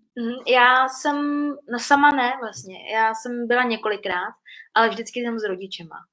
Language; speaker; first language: Czech; early bilingual, other home language; Vietnamese